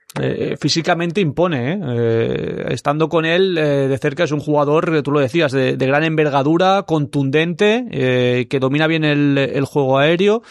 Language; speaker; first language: Spanish; native; Spanish